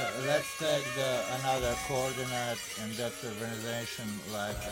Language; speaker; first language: English; non-native, learner; Slovenian